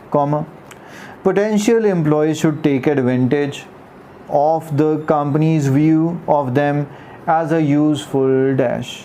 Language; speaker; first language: English; non-native, local second language; Punjabi